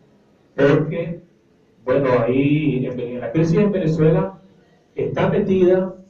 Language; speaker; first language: Spanish; native; Spanish